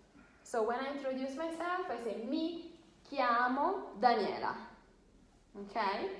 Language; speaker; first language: Italian; non-native, fluent; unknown